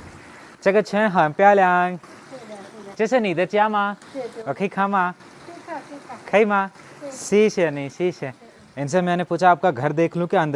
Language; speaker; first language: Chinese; non-native, learner; Hindi